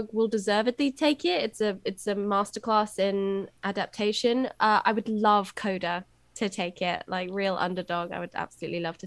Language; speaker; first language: English; native; English